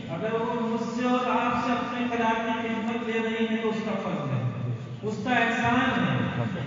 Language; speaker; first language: Urdu; non-native, local second language; Gujarati